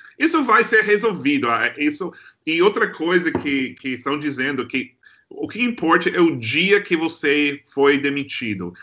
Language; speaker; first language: Portuguese; non-native, fluent; English